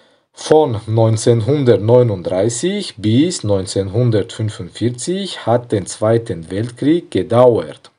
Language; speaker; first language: German; non-native, learner; Tajik